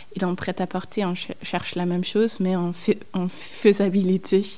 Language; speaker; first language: French; non-native, fluent; German